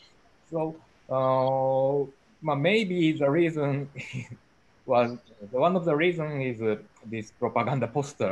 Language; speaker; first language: English; non-native, learner; Japanese